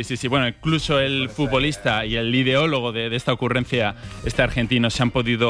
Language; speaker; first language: Spanish; native; Spanish